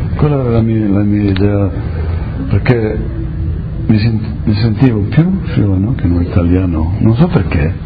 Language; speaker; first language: Italian; early bilingual, heritage; Italian